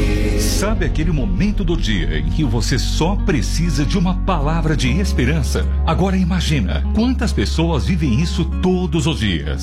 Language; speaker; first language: Portuguese; native; Portuguese